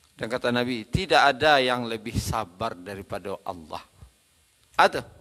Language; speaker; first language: Malay; non-native, local second language; Minangkabau